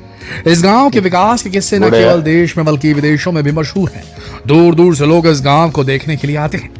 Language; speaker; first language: Hindi; native; Hindi